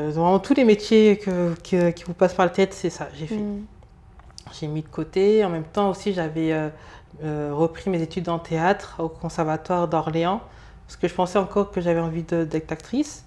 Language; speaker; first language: French; early bilingual, other home language; Lingala